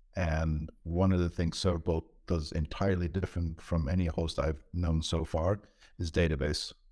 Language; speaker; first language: English; non-native, fluent; Dutch